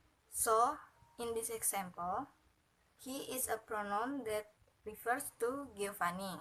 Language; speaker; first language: English; non-native, learner; Indonesian